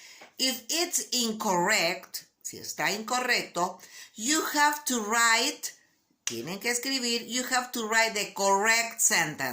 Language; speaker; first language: English; non-native, learner; Spanish